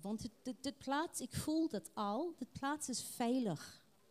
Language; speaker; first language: Dutch; non-native, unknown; English